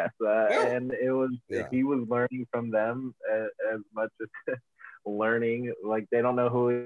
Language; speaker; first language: English; native; English